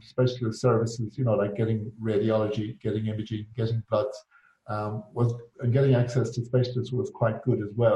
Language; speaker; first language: English; native; English